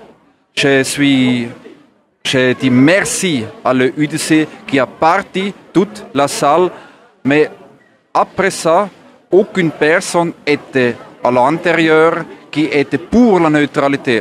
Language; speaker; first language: French; non-native, learner; German